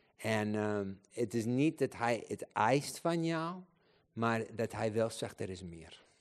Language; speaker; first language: Dutch; non-native, fluent; Spanish